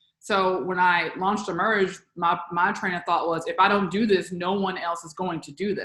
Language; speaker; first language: English; native; English